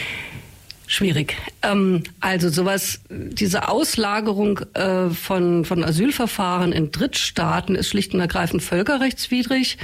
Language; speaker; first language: German; native; German